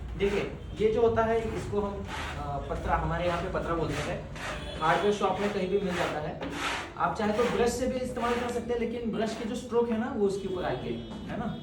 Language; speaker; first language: Hindi; non-native, local second language; Marathi